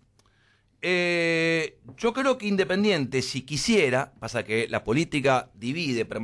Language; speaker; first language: Spanish; native; Spanish